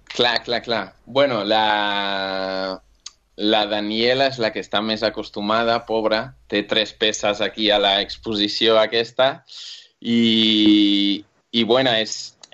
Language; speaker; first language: Catalan; non-native, fluent; Portuguese